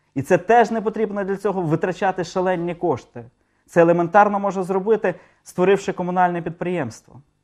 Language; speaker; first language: Ukrainian; native; Ukrainian